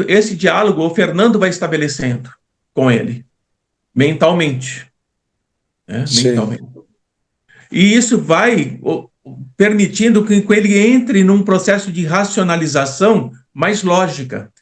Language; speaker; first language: Portuguese; native; Portuguese